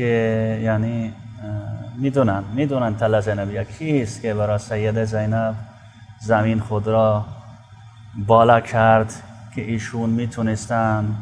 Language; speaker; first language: Persian; non-native, fluent; Urdu